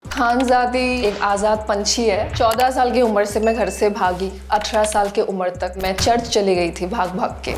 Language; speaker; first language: Hindi; non-native, local second language; Assamese